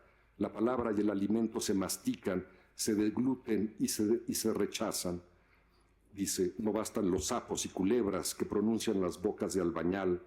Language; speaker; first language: Spanish; native; Spanish